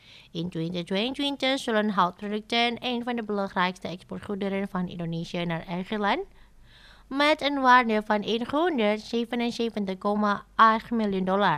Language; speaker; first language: Dutch; non-native, fluent; Indonesian